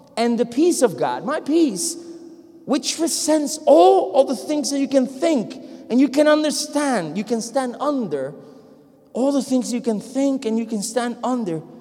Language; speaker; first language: English; non-native, fluent; Spanish